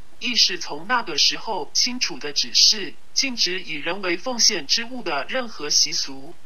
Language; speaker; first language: Chinese; non-native, local second language; Cantonese